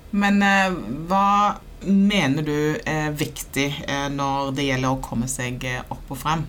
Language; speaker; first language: Norwegian; early bilingual, other home language; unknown